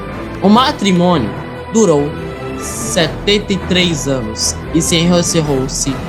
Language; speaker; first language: Portuguese; native; Portuguese